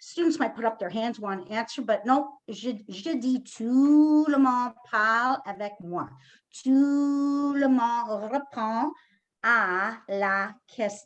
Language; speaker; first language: French; non-native, fluent; English